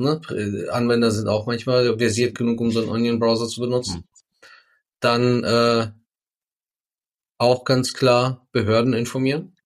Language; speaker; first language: German; native; German